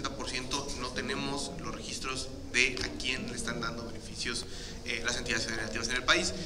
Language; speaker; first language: Spanish; native; Spanish